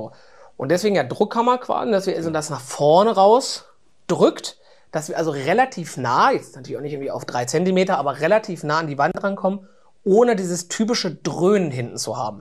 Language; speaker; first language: German; native; German